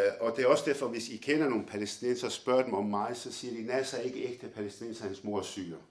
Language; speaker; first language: Danish; early bilingual, other home language; Arabic